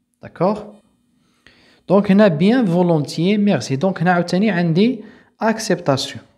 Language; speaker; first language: French; non-native, local second language; Arabic